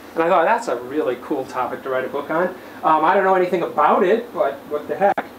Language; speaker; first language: English; native; English